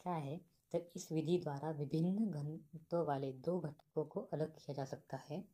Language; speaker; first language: Hindi; non-native, local second language; Marathi